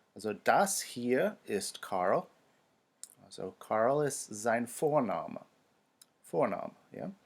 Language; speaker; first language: German; non-native, fluent; English